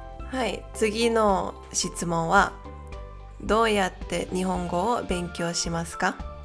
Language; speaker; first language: Japanese; non-native, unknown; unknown